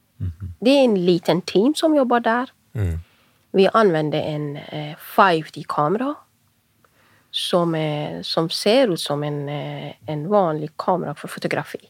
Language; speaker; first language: Swedish; non-native, fluent; Persian